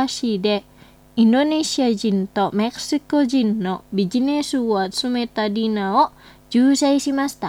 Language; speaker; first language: Japanese; non-native, fluent; Indonesian